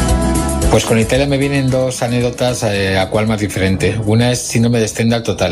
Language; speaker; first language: Spanish; native; Spanish